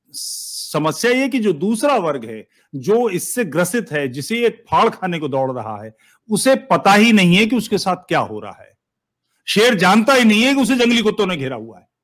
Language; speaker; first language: Hindi; native; Hindi